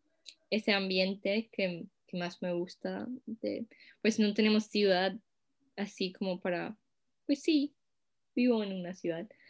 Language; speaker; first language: Spanish; non-native, fluent; English